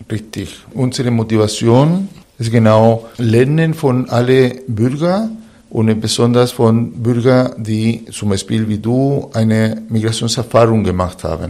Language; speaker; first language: German; non-native, fluent; Spanish